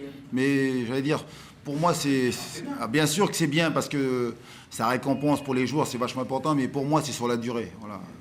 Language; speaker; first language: French; native; French